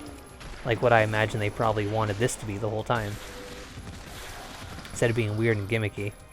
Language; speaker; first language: English; native; English